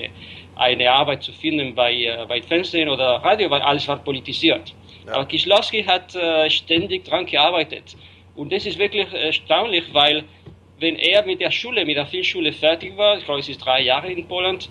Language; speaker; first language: German; non-native, fluent; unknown